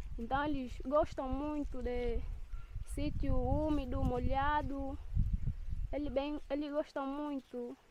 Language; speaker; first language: Portuguese; non-native, local second language; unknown